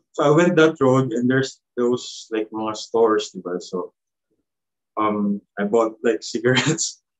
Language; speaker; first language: English; non-native, local second language; Cebuano